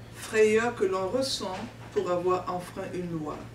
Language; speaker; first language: French; non-native, local second language; Duala